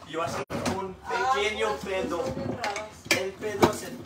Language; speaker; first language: Spanish; early bilingual, heritage; Spanish